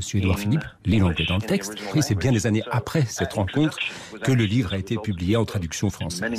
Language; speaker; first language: French; non-native, fluent; English